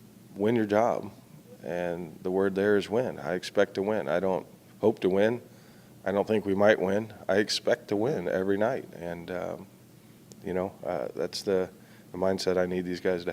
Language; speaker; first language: English; native; English